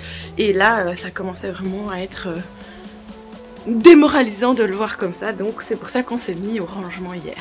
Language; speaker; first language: French; native; French